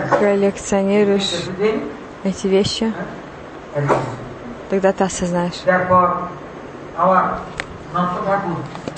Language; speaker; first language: Russian; non-native, learner; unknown